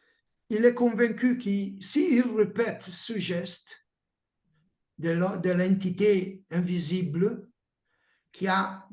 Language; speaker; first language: French; non-native, learner; Italian